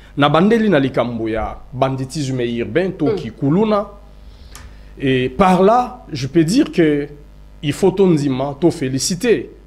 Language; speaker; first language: Lingala; native; Lingala